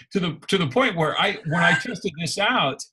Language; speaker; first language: English; native; English